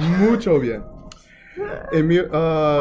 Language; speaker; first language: Spanish; non-native, learner; English